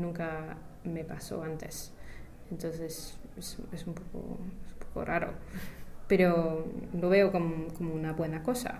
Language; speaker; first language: Spanish; non-native, fluent; English